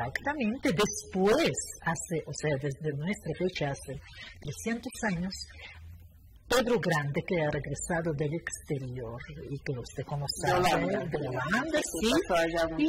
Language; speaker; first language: Spanish; non-native, fluent; Russian